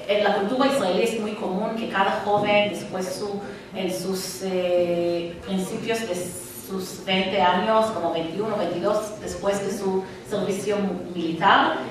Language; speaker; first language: Spanish; non-native, fluent; Hebrew